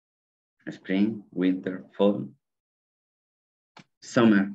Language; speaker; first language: English; non-native, learner; Spanish